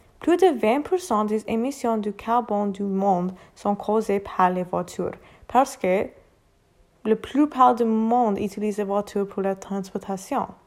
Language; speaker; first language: French; non-native, learner; English